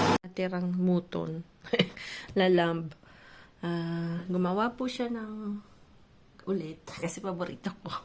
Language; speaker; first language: Filipino; non-native, local second language; Bikol